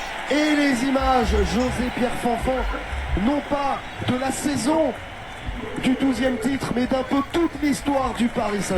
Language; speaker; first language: French; native; French